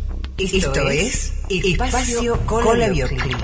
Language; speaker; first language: Spanish; native; Spanish